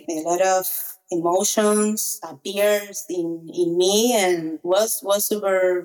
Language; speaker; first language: English; non-native, learner; Spanish